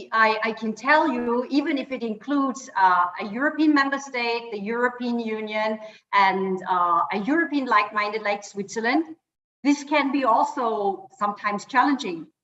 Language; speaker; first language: English; non-native, fluent; German